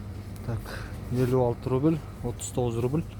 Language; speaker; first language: Russian; non-native, local second language; Kyrgyz